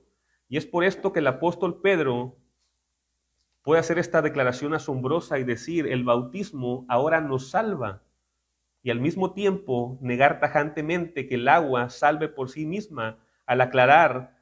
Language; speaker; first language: Spanish; native; Spanish